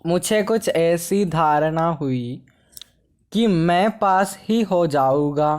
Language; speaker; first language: Hindi; non-native, local second language; Malayalam